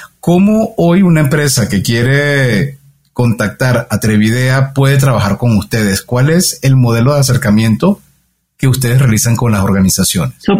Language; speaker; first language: Spanish; native; Spanish